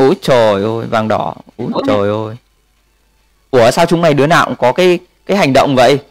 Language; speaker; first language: Vietnamese; native; Vietnamese